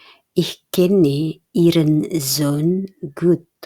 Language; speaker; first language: German; non-native, fluent; Indonesian